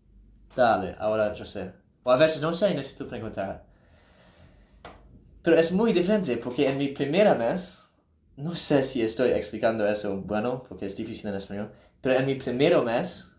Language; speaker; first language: Spanish; non-native, learner; English